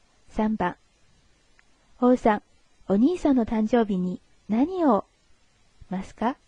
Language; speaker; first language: Japanese; non-native, fluent; Chinese